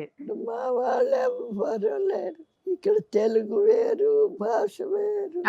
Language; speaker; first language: Telugu; native; Telugu